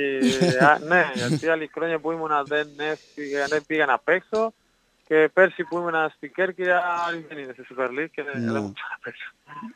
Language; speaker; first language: Greek; non-native, learner; Spanish